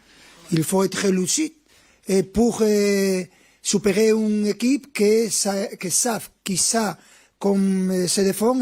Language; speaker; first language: French; non-native, fluent; Spanish